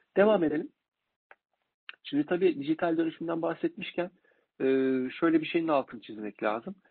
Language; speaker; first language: Turkish; native; Turkish